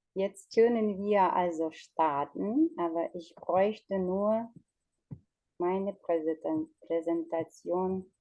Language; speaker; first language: German; non-native, fluent; Ukrainian